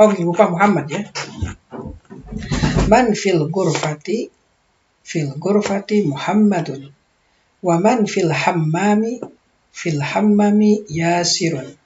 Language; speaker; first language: Arabic; non-native, fluent; Indonesian